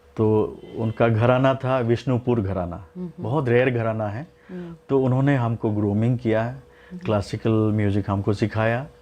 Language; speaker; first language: Hindi; non-native, local second language; Nyishi